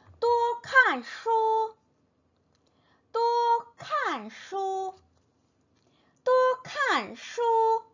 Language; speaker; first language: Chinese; non-native, fluent; Korean